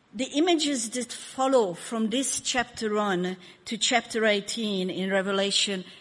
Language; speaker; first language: English; non-native, fluent; Hungarian